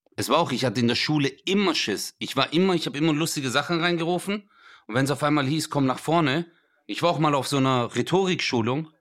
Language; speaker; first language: German; early bilingual, other home language; Turkish